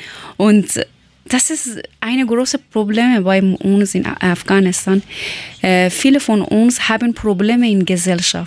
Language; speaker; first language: German; non-native, learner; Persian